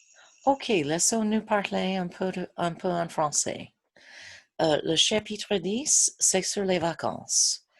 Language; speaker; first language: French; non-native, fluent; English